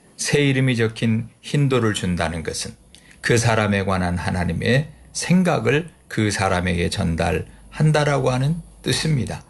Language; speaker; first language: Korean; native; Korean